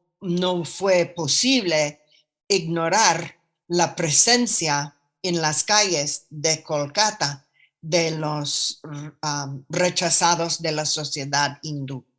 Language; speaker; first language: Spanish; non-native, fluent; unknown